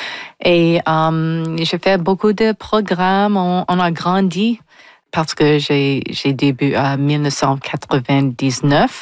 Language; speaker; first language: French; non-native, fluent; English